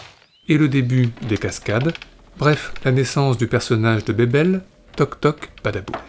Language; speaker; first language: French; native; French